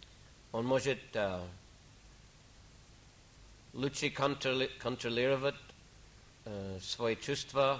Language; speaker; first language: Russian; non-native, fluent; English